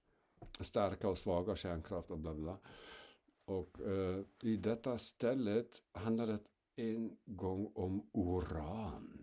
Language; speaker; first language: Swedish; non-native, fluent; German